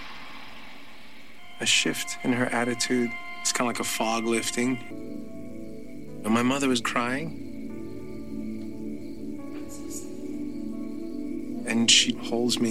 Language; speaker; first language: English; native; English